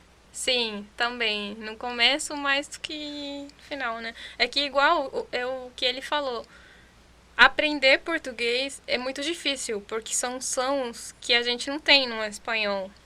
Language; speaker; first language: Portuguese; non-native, fluent; Spanish